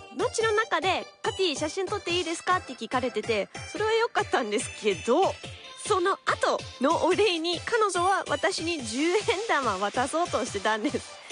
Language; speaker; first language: Japanese; non-native, fluent; English